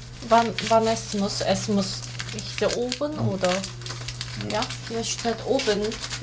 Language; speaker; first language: German; non-native, learner; Korean